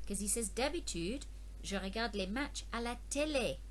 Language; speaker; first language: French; non-native, fluent; English